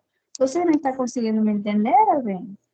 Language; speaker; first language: Portuguese; non-native, fluent; Spanish